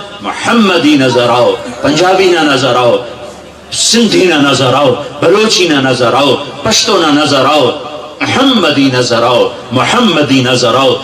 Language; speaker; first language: Urdu; non-native, local second language; Punjabi